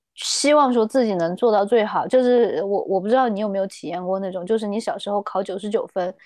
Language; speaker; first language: Chinese; native; Chinese